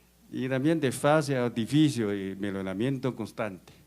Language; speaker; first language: Portuguese; non-native, learner; Chinese